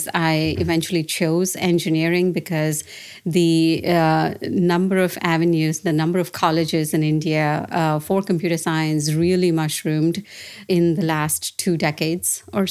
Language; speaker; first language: English; non-native, local second language; Telugu